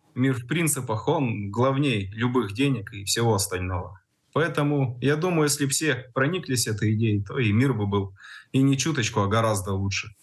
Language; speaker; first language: Russian; native; Russian